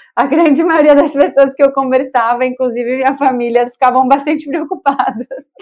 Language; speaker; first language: Portuguese; native; Portuguese